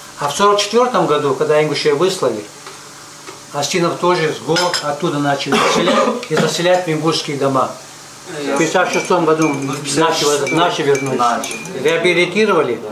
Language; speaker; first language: Russian; non-native, local second language; Ingush